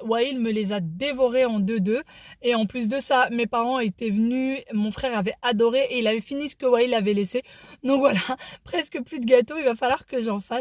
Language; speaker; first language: French; native; French